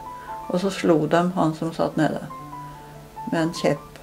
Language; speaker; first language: Norwegian; native; Norwegian